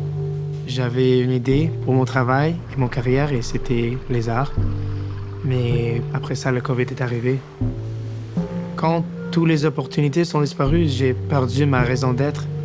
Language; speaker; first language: French; non-native, local second language; English